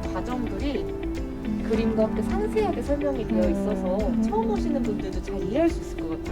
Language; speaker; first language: Korean; native; Korean